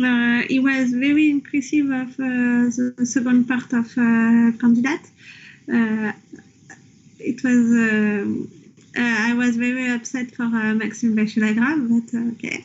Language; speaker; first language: English; non-native, learner; French